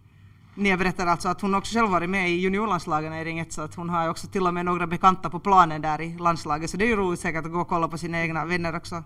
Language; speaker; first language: Swedish; native; Swedish